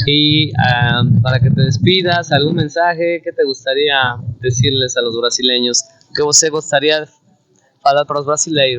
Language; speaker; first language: Spanish; non-native, fluent; Portuguese